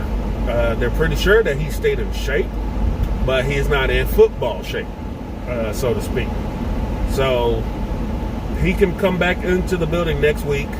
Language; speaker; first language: English; native; English